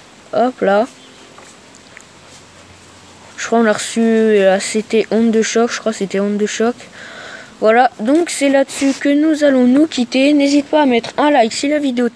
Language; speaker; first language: French; native; French